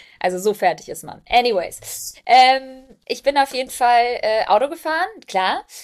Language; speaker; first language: German; early bilingual, other home language; Albanian